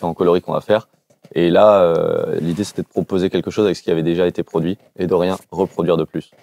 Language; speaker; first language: French; native; French